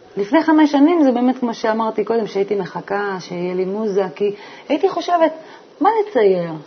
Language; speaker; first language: Hebrew; native; Hebrew